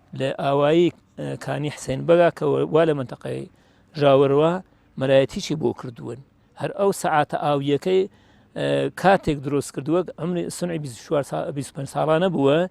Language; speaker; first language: Central Kurdish; non-native, local second language; Gurani